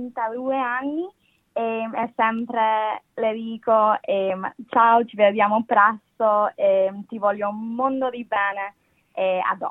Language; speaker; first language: Italian; non-native, fluent; English